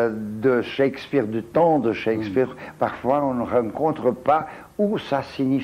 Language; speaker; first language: French; non-native, fluent; Portuguese